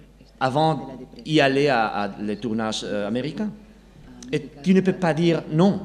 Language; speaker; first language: French; non-native, learner; Spanish